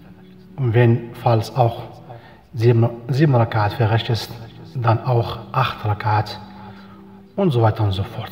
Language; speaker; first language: German; non-native, fluent; Arabic